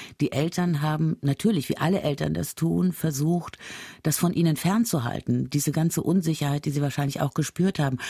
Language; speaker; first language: German; native; German